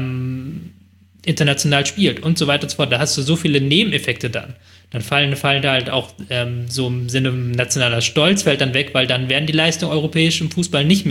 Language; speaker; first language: German; native; German